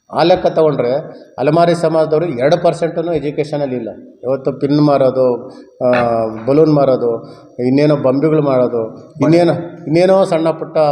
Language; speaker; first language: Kannada; native; Kannada